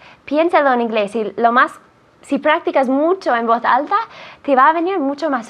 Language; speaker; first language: Spanish; non-native, fluent; English